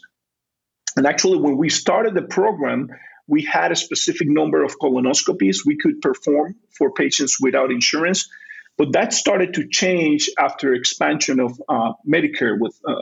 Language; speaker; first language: English; non-native, fluent; Spanish